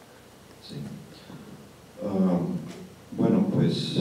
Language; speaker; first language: Spanish; non-native, fluent; Russian